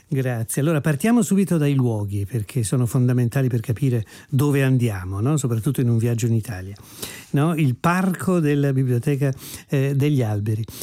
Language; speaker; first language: Italian; native; Italian